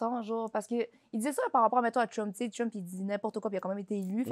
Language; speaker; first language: French; native; French